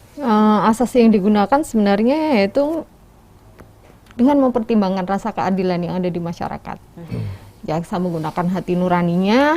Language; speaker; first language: Indonesian; native; Indonesian